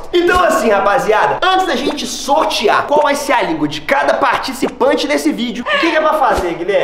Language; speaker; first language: Portuguese; native; Portuguese